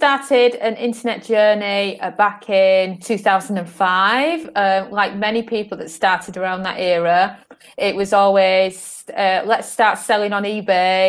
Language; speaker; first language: English; native; English